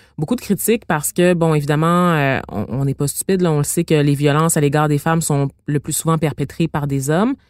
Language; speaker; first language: French; native; French